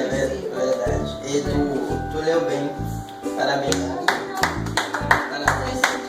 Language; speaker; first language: Portuguese; non-native, local second language; Haitian Creole